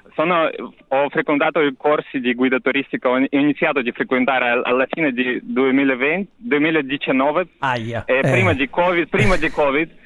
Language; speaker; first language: Italian; non-native, learner; Russian